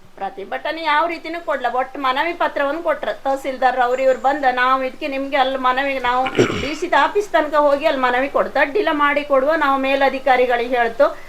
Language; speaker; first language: Kannada; native; Kannada